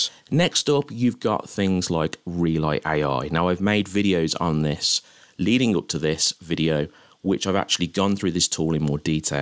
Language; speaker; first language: English; native; English